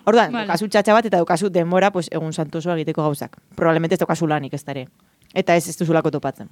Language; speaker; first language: Basque; non-native, local second language; Spanish